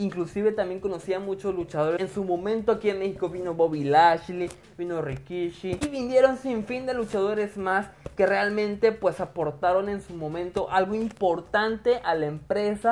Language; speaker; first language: Spanish; native; Spanish